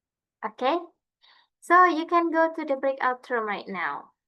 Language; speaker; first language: English; non-native, fluent; Indonesian